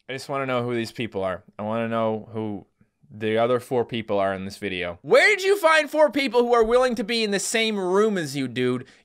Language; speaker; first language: English; native; English